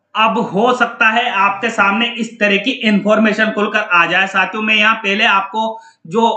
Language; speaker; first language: Hindi; native; Hindi